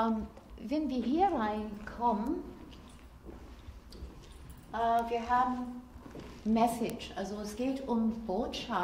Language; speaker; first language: German; non-native, fluent; English